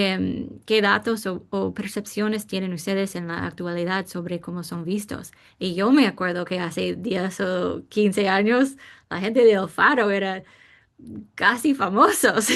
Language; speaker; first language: Spanish; non-native, fluent; English